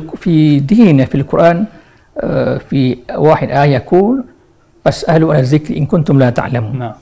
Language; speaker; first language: Arabic; non-native, fluent; Malay